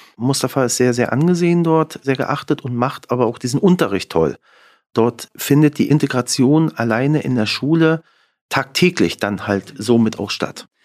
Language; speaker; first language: German; native; German